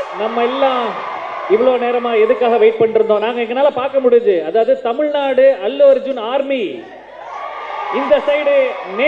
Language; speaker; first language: Tamil; native; Tamil